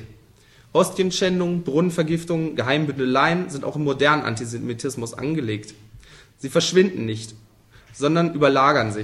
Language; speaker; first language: German; native; German